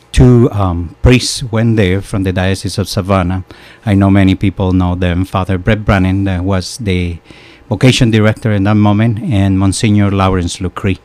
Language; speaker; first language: English; non-native, fluent; Spanish